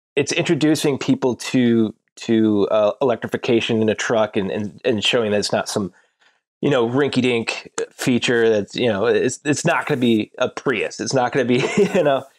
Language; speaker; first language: English; native; English